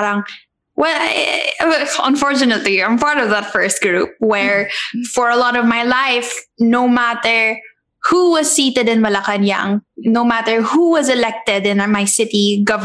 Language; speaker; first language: English; non-native, local second language; Filipino